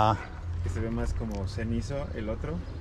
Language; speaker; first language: Spanish; native; Spanish